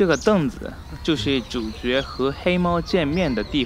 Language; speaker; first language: Chinese; native; Chinese